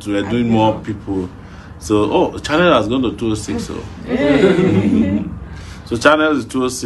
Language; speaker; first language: English; non-native, local second language; Yoruba